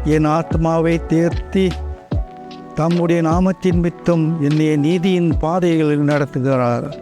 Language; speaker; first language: Tamil; non-native, local second language; Chinese